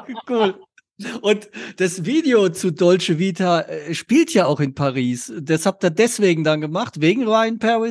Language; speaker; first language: German; native; German